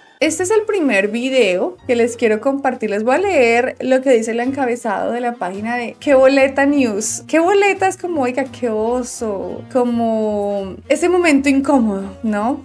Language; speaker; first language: Spanish; native; Spanish